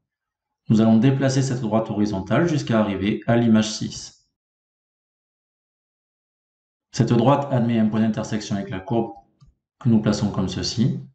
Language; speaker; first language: French; native; French